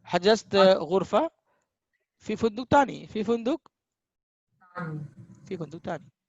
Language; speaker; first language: Arabic; non-native, fluent; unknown